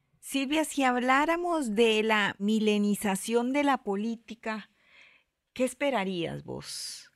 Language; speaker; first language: Spanish; native; Spanish